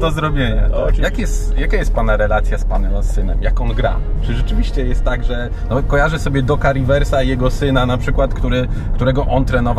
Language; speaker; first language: Polish; native; Polish